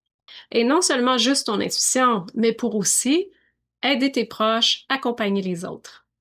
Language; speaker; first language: French; native; French